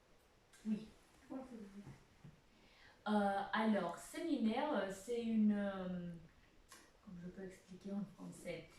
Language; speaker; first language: French; non-native, fluent; Albanian